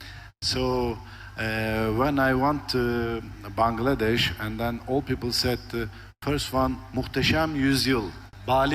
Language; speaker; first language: English; non-native, learner; Turkish